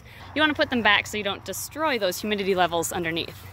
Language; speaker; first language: English; native; English